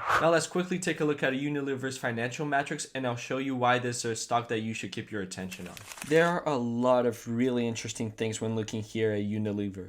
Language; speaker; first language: English; non-native, fluent; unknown